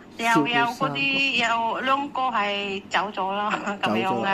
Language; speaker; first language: Cantonese; non-native, learner; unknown